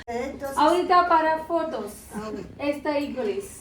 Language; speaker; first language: Spanish; non-native, learner; Telugu